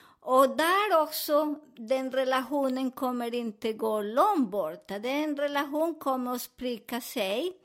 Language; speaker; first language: Swedish; non-native, fluent; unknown